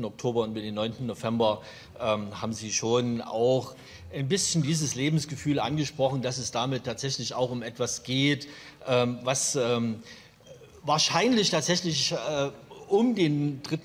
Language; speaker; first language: German; native; German